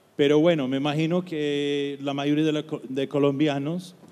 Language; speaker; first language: Spanish; non-native, fluent; English